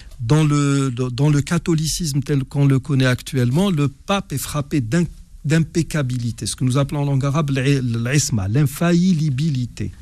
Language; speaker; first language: French; non-native, local second language; Arabic